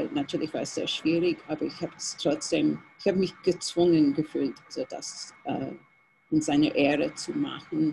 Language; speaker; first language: German; non-native, fluent; English